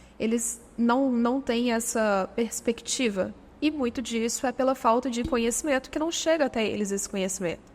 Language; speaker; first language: Portuguese; native; Portuguese